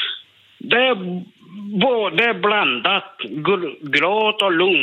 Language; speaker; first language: Swedish; non-native, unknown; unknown